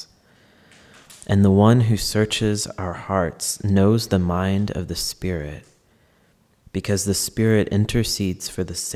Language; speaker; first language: English; native; English